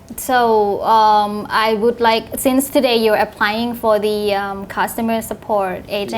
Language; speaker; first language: English; non-native, fluent; Thai